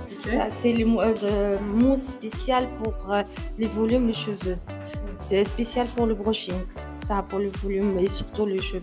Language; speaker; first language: French; non-native, learner; Arabic